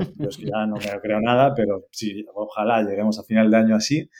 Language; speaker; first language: Spanish; native; Spanish